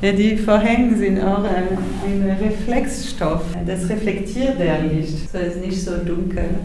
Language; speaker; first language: German; non-native, learner; French